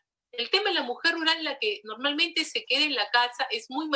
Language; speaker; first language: Spanish; native; Spanish